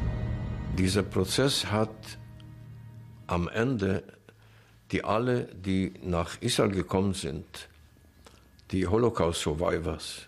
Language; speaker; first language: German; non-native, fluent; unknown